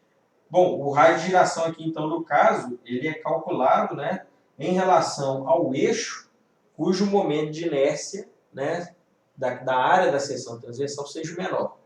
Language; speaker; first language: Portuguese; native; Portuguese